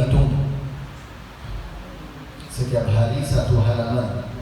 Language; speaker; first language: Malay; non-native, learner; Arabic